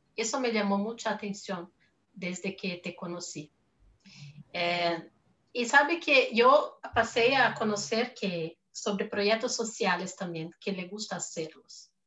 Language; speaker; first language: Spanish; non-native, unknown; Portuguese